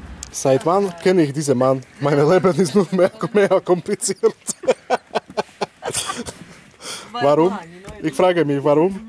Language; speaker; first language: German; non-native, learner; Slovak